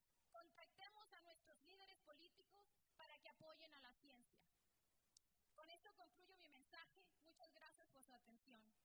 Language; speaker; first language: Spanish; early bilingual, other home language; English